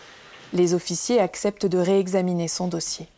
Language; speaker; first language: French; native; French